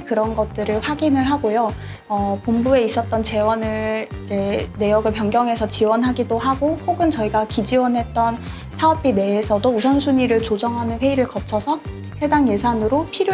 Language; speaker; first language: Korean; native; Korean